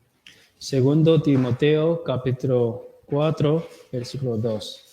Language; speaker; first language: Spanish; non-native, learner; Korean